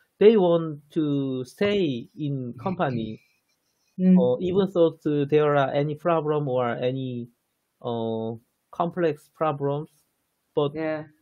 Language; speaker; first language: English; non-native, learner; Korean